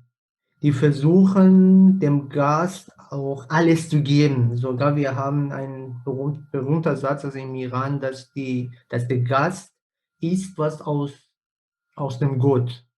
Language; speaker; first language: German; non-native, fluent; Persian